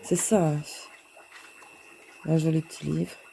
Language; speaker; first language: French; native; French